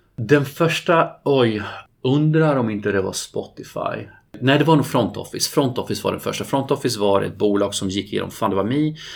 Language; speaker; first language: Swedish; non-native, fluent; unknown